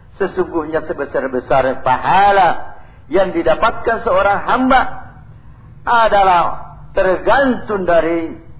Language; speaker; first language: Indonesian; non-native, local second language; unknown